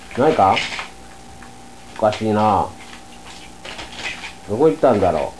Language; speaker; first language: Japanese; native; Japanese